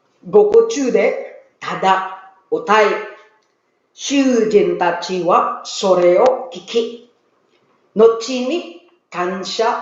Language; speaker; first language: Japanese; non-native, learner; Filipino